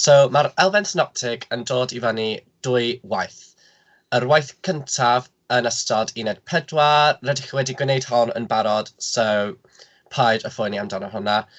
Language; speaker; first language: Welsh; non-native, local second language; English